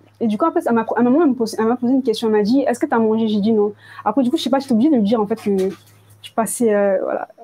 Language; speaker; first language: French; early bilingual, other home language; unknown